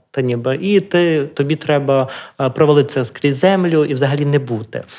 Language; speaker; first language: Ukrainian; native; Ukrainian